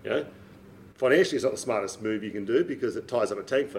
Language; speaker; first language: English; native; English